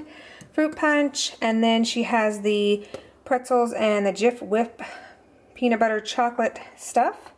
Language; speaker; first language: English; native; English